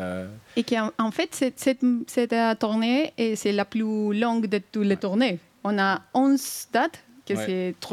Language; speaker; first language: French; non-native, fluent; Spanish